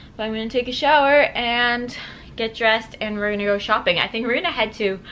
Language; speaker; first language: English; native; English